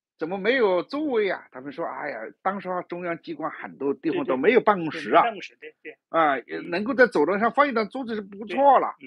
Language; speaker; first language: Chinese; native; Chinese